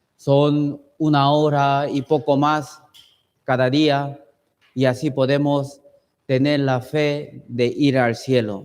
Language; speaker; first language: Spanish; non-native, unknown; Chinese